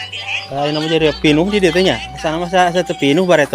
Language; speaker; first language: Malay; non-native, local second language; Sundanese